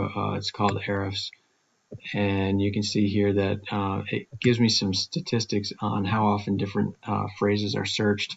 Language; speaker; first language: English; native; English